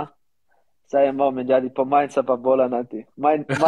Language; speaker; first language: Indonesian; non-native, learner; Dutch